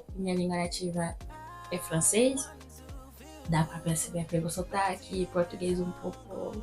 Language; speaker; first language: Portuguese; non-native, fluent; French